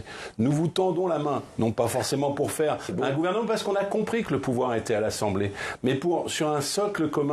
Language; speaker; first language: French; native; French